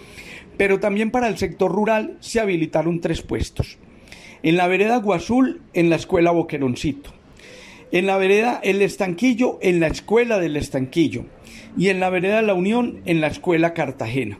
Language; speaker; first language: Spanish; native; Spanish